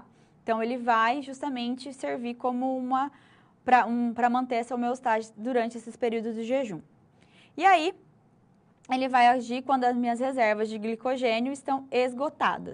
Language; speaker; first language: Portuguese; native; Portuguese